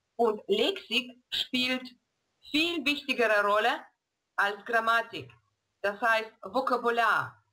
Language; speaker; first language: German; non-native, fluent; Russian